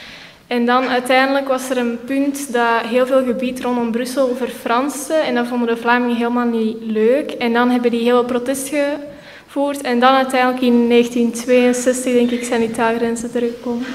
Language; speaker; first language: Dutch; native; Dutch